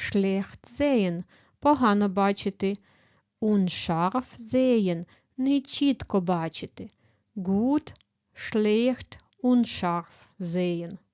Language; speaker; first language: German; non-native, fluent; Ukrainian